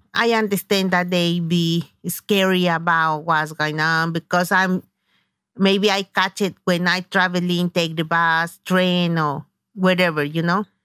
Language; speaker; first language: English; non-native, learner; Spanish